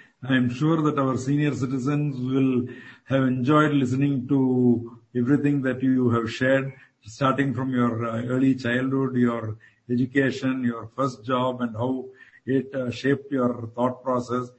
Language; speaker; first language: English; non-native, local second language; Tamil